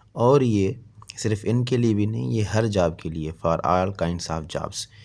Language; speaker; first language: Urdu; non-native, local second language; Sindhi